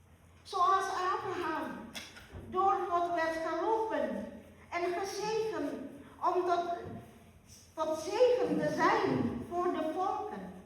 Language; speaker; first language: Dutch; early bilingual, other home language; Malay